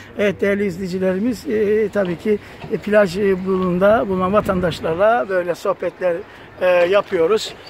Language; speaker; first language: Turkish; native; Turkish